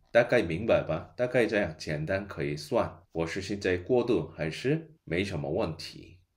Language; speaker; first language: Chinese; non-native, fluent; Korean